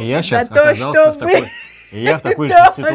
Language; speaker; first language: Russian; native; Russian